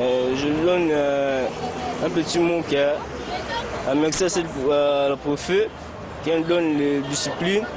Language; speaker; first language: French; non-native, learner; Lingala